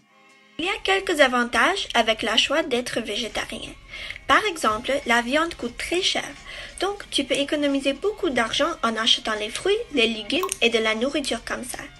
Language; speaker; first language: French; non-native, learner; English